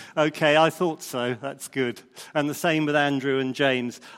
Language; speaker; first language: English; native; English